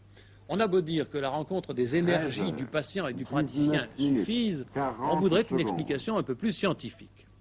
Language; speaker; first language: French; native; French